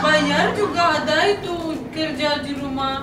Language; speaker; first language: Indonesian; non-native, learner; Russian